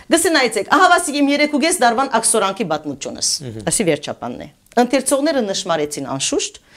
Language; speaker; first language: Armenian; native; Armenian